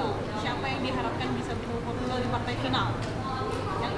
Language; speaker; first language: Indonesian; native; Indonesian